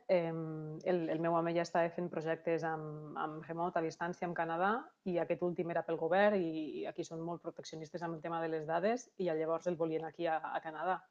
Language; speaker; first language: Catalan; native; Catalan